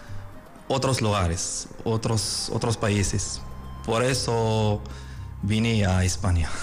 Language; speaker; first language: Spanish; non-native, fluent; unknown